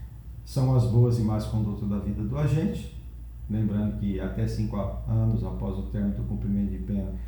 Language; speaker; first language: Portuguese; native; Portuguese